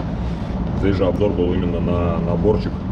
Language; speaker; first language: Russian; native; Russian